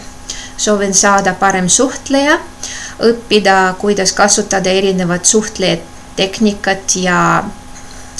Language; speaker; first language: Estonian; non-native, local second language; Russian